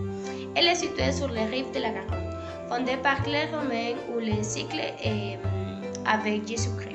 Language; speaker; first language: French; non-native, learner; Spanish